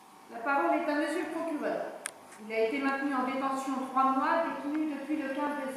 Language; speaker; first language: French; native; French